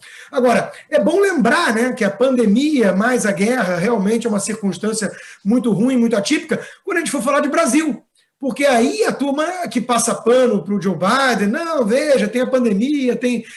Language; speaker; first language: Portuguese; native; Portuguese